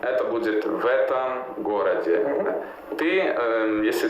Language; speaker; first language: Russian; non-native, fluent; Italian